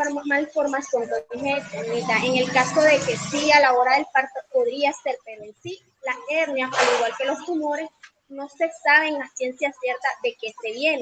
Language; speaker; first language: Spanish; native; Spanish